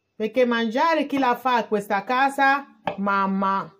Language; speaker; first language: Italian; non-native, learner; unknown